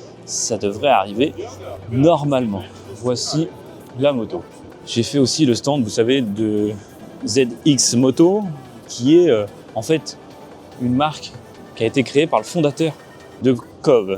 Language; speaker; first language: French; native; French